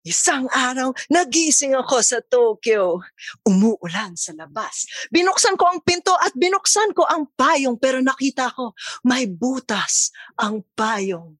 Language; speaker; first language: Filipino; native; Filipino